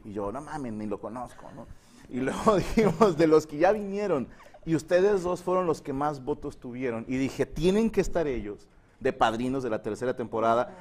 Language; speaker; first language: Spanish; native; Spanish